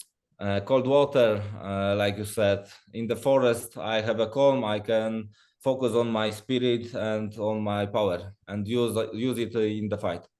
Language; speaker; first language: English; non-native, learner; Polish